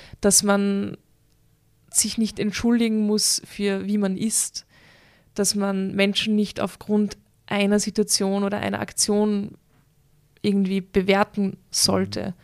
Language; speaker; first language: German; native; German